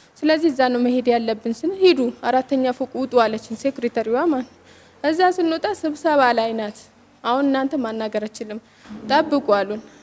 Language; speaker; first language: Amharic; non-native, local second language; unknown